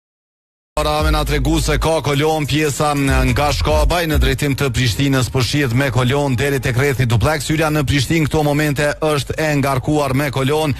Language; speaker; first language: Albanian; native; Albanian